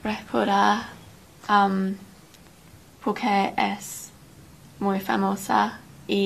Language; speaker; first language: Spanish; non-native, learner; English